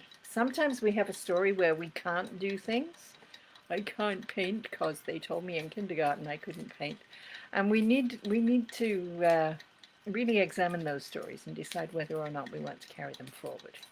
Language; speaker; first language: English; native; English